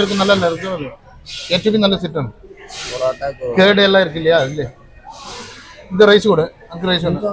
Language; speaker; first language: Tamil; non-native, learner; Malayalam